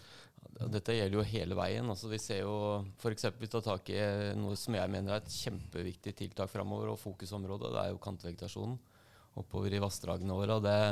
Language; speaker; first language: Norwegian; native; Norwegian